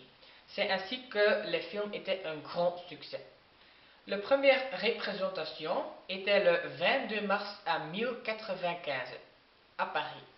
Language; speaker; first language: French; non-native, learner; Dutch